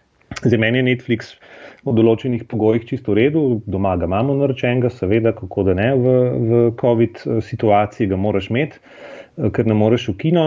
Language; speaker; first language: Slovenian; native; Slovenian